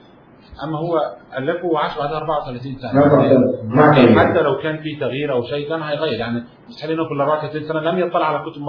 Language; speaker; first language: Arabic; native; Arabic